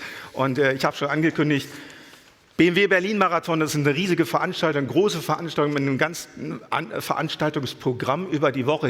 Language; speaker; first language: German; native; German